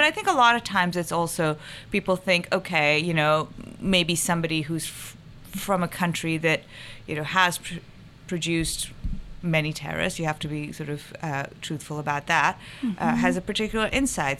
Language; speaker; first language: English; non-native, local second language; Urdu